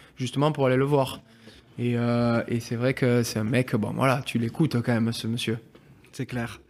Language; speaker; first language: French; native; French